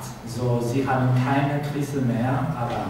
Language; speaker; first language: German; non-native, learner; Spanish